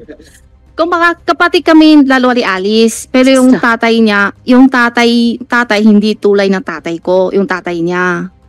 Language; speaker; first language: Filipino; non-native, learner; Chinese